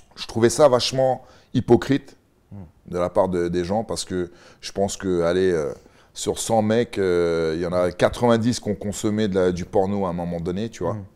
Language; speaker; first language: French; native; French